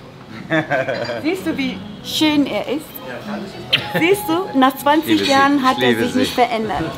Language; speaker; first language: German; non-native, fluent; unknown